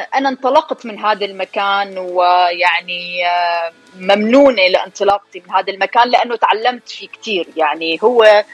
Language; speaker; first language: Arabic; native; Arabic